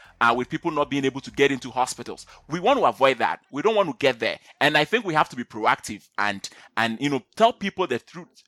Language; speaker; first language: English; non-native, local second language; Akan